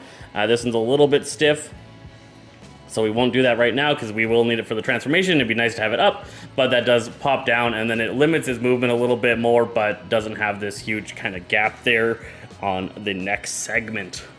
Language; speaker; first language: English; native; English